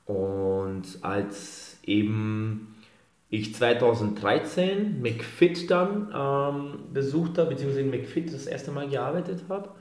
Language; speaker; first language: German; early bilingual, other home language; Serbian